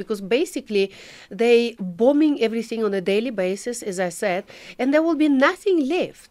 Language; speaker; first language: English; non-native, fluent; Ukrainian